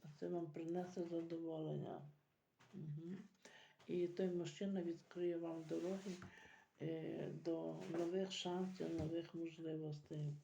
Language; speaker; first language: Ukrainian; native; Ukrainian